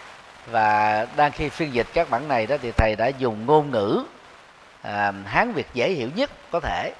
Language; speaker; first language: Vietnamese; native; Vietnamese